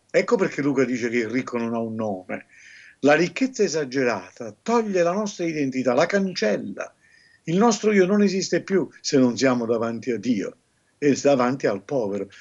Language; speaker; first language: Italian; native; Italian